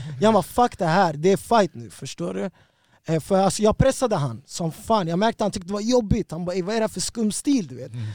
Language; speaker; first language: Swedish; early bilingual, other home language; Spanish